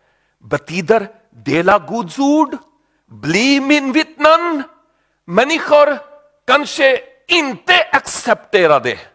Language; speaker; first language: Swedish; non-native, learner; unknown